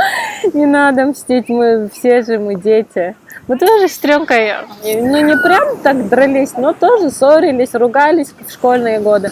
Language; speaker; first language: Russian; non-native, local second language; Kyrgyz